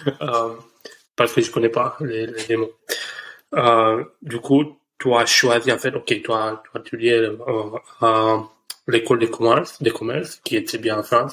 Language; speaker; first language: French; non-native, learner; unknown